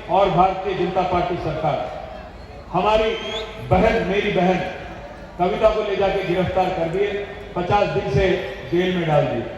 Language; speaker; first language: Hindi; non-native, local second language; Telugu